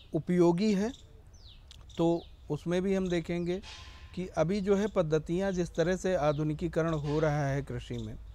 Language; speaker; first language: Hindi; native; Hindi